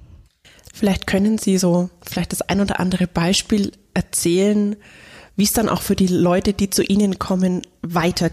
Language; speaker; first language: German; native; German